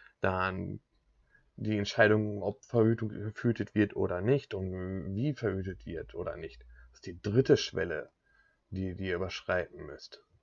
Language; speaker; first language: German; native; German